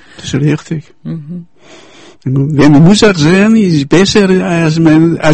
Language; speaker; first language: German; early bilingual, heritage; Yiddish